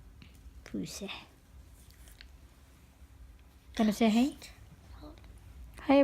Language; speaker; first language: Swedish; non-native, learner; Filipino